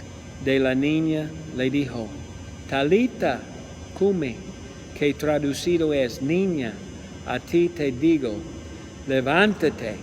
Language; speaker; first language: Spanish; non-native, learner; English